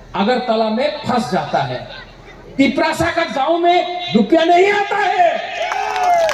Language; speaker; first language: Hindi; non-native, local second language; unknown